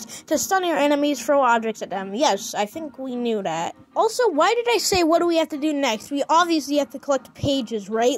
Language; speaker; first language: English; native; English